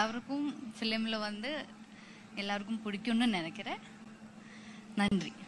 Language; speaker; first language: Tamil; non-native, learner; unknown